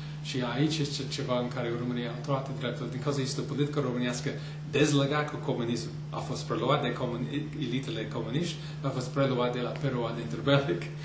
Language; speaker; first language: Romanian; non-native, fluent; English